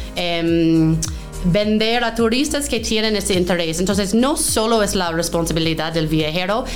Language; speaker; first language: Spanish; non-native, fluent; English